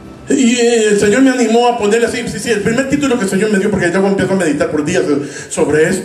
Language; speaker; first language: Spanish; native; Spanish